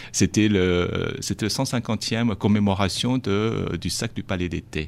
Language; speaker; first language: French; non-native, fluent; Chinese